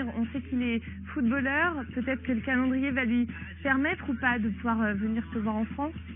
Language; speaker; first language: French; native; French